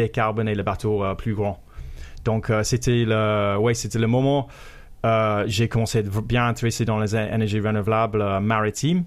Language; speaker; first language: French; non-native, fluent; English